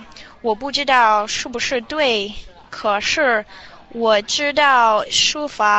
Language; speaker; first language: Chinese; non-native, learner; English